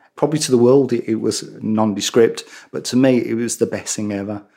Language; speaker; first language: English; native; English